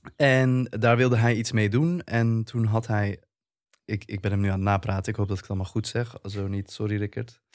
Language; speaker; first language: Dutch; early bilingual, other home language; Turkish